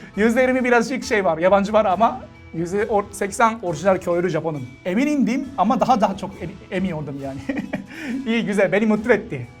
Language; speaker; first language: Turkish; non-native, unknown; Japanese